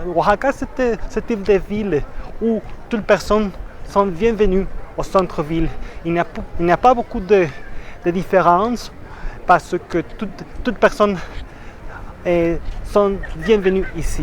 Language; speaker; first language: French; non-native, fluent; Spanish